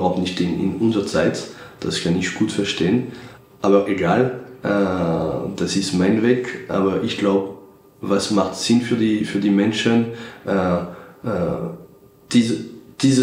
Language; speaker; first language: German; non-native, fluent; French